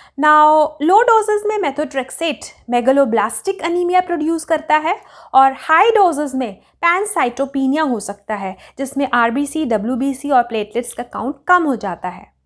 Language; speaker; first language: Hindi; native; Hindi